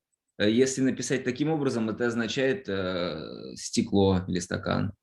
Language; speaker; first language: Russian; native; Russian